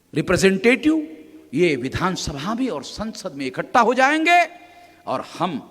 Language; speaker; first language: Hindi; non-native, local second language; Marathi